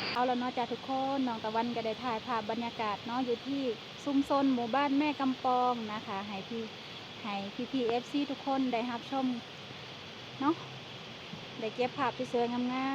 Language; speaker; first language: Thai; native; Thai